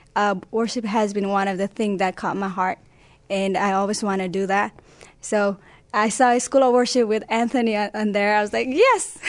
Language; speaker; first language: English; non-native, local second language; Nepali